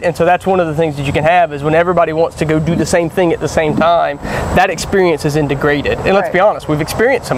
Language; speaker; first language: English; native; English